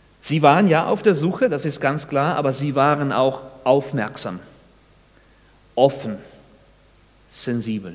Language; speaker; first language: German; non-native, fluent; Spanish